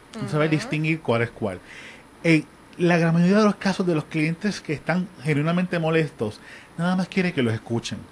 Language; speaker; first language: Spanish; native; Spanish